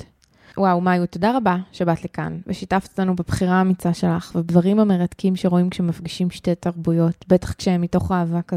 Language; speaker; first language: Hebrew; native; Hebrew